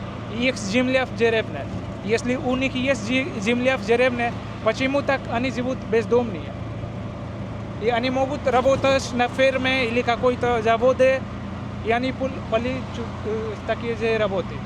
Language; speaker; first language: Russian; non-native, learner; Hindi